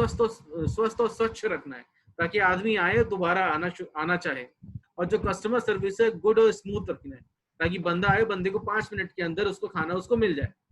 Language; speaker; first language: Hindi; native; Hindi